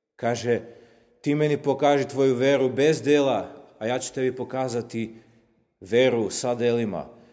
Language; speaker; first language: Serbian; non-native, local second language; Slovak